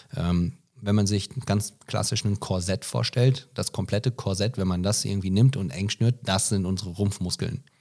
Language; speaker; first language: German; non-native, fluent; English